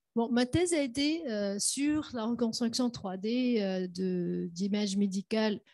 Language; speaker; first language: French; non-native, local second language; Arabic